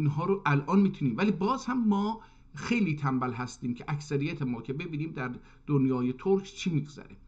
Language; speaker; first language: Persian; non-native, local second language; Azerbaijani